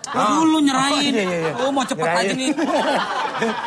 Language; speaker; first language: Indonesian; native; Indonesian